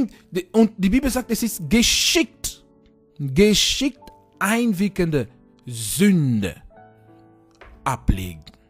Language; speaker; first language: German; non-native, fluent; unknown